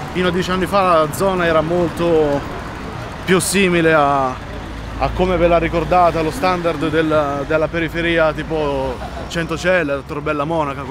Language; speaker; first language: Italian; native; Italian